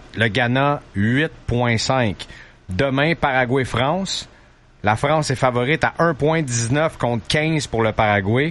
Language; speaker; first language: French; native; French